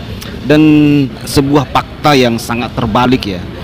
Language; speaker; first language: Indonesian; native; Indonesian